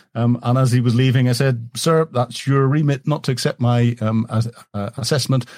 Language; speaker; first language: English; native; English